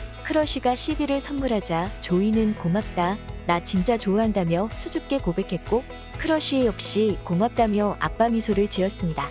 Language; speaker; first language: Korean; native; Korean